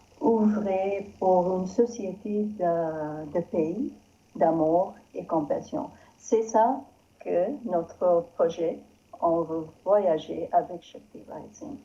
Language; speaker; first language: French; non-native, learner; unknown